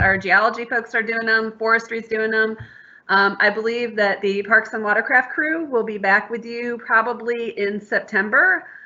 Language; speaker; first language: English; native; English